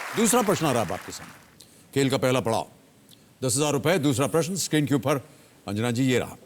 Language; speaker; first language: Hindi; native; Hindi